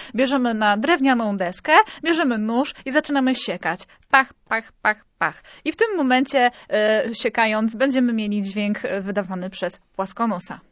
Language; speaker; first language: Polish; native; Polish